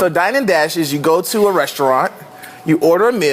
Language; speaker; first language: English; native; English